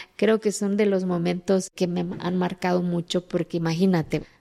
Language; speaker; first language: Spanish; early bilingual, other home language; Zapotec